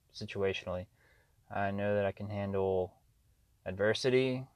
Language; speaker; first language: English; native; English